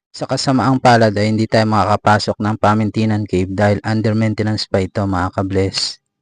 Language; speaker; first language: Filipino; native; Filipino